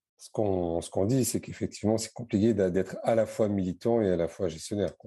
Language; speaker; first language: French; native; French